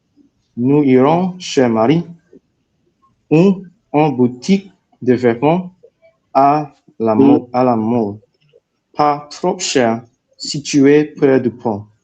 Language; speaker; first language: French; non-native, learner; English